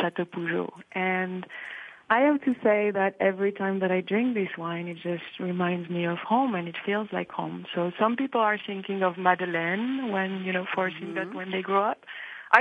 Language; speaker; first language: English; non-native, fluent; French